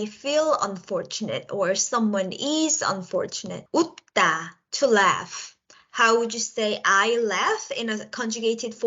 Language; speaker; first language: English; non-native, local second language; Korean